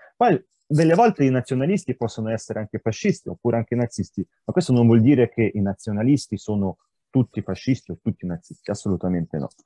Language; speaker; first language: Italian; non-native, fluent; Ukrainian